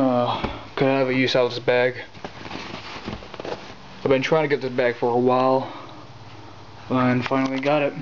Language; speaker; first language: English; native; English